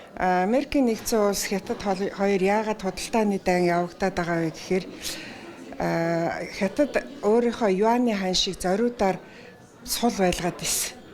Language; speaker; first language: Mongolian; native; Mongolian